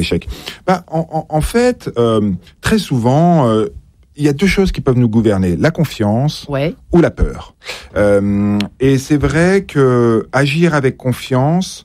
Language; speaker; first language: French; native; French